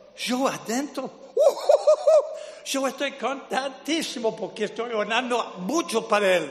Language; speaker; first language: Spanish; non-native, fluent; English